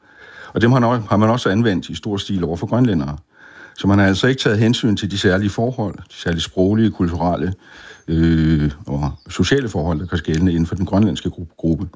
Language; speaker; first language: Danish; native; Danish